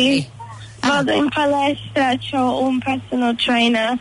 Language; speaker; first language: Italian; early bilingual, heritage; Italian